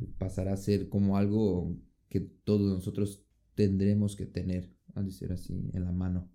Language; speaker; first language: Spanish; non-native, fluent; Portuguese